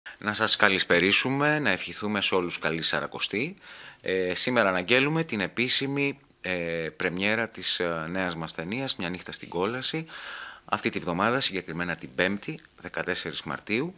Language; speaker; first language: Greek; native; Greek